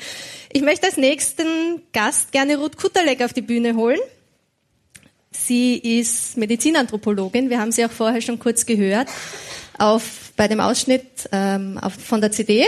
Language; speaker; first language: German; native; German